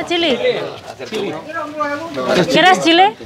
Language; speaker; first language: Spanish; non-native, learner; Javanese